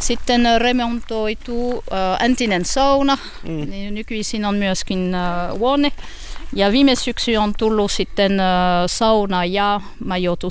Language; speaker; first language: Finnish; non-native, fluent; French